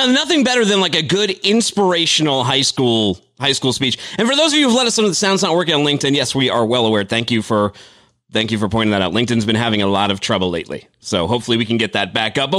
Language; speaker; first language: English; native; English